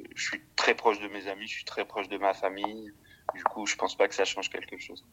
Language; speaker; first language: French; native; French